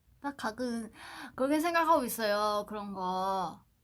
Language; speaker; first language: Korean; non-native, learner; Chinese